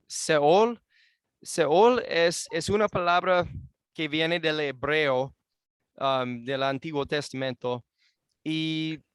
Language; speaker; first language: Spanish; non-native, fluent; English